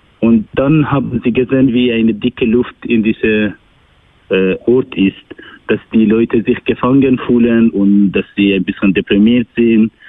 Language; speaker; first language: German; non-native, learner; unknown